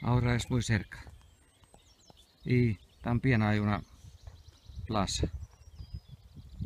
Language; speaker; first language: Spanish; non-native, learner; Finnish